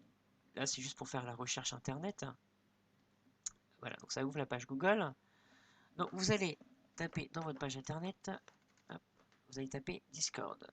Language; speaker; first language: French; native; French